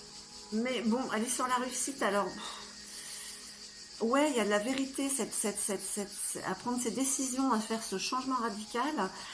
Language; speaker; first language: French; native; French